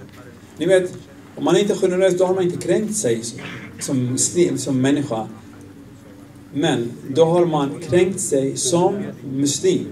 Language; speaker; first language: Swedish; non-native, fluent; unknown